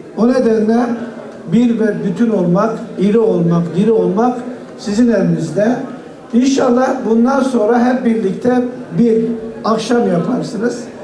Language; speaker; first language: Turkish; native; Turkish